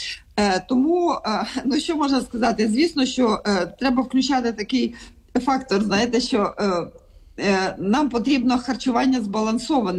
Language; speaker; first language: Ukrainian; native; Ukrainian